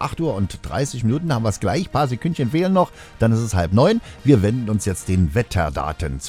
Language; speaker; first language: German; native; German